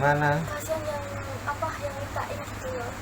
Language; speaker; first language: Indonesian; native; Indonesian